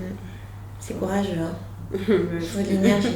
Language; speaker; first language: French; native; French